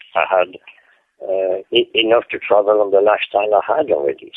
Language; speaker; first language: English; non-native, fluent; French